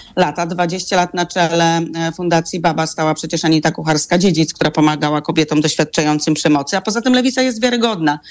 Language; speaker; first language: Polish; native; Polish